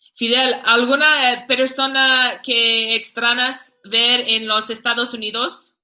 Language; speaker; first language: Spanish; non-native, learner; English